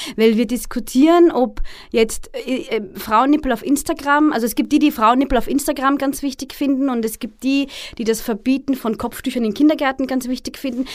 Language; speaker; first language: German; early bilingual, other home language; Arabic